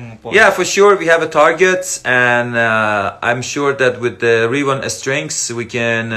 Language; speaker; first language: English; non-native, learner; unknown